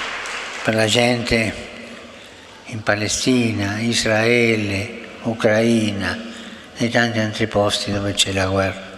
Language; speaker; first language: Italian; non-native, fluent; Spanish